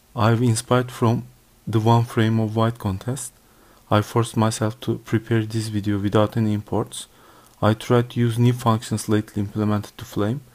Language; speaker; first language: English; non-native, learner; Turkish